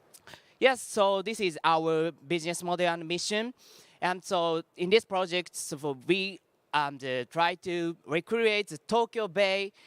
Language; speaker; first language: English; non-native, learner; Japanese